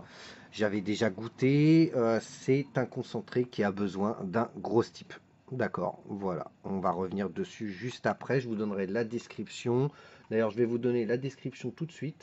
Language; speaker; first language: French; native; French